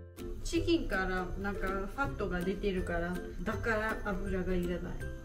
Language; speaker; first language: Japanese; non-native, learner; Georgian